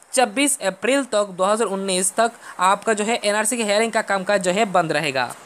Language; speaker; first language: Hindi; non-native, local second language; Bangla